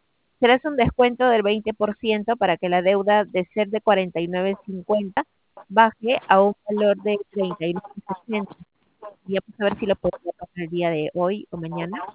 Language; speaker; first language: Spanish; native; Spanish